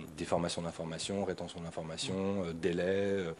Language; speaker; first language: French; native; French